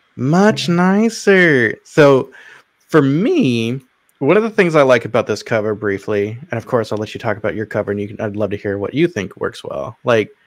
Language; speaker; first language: English; native; English